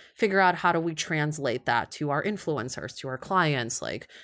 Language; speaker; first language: English; early bilingual, other home language; Russian